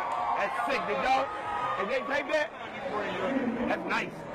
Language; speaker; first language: English; native; English